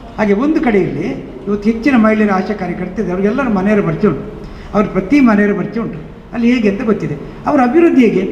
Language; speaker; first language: Kannada; native; Kannada